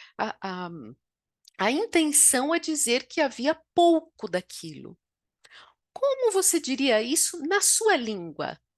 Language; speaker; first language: Portuguese; native; Portuguese